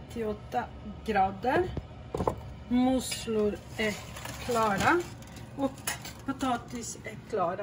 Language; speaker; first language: Swedish; non-native, fluent; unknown